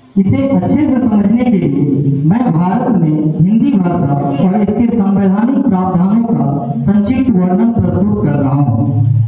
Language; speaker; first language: Hindi; native; Hindi